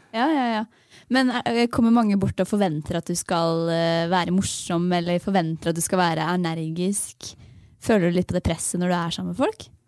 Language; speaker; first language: Norwegian; native; Norwegian